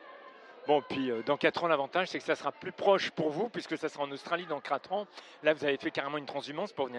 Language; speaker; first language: French; native; French